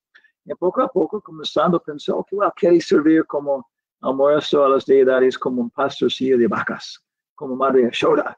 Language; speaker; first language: Spanish; non-native, learner; English